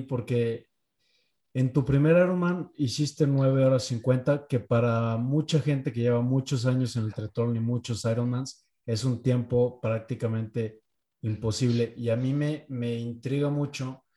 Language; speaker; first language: Spanish; native; Spanish